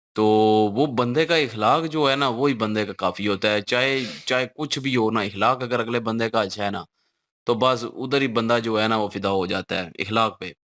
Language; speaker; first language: Urdu; non-native, local second language; Punjabi